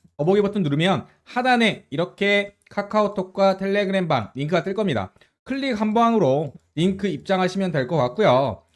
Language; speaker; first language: Korean; native; Korean